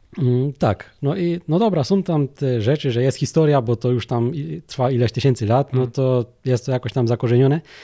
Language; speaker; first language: Polish; native; Polish